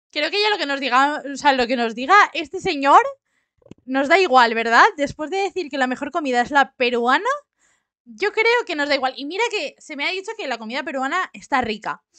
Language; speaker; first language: Spanish; native; Spanish